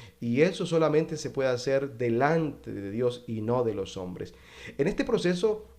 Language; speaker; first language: Spanish; native; Spanish